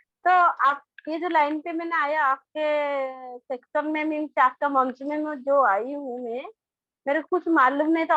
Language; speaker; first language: Hindi; non-native, local second language; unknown